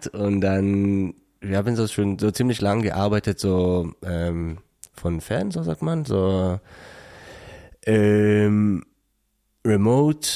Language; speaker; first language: German; non-native, learner; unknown